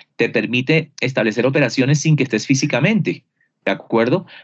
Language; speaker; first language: Spanish; native; Spanish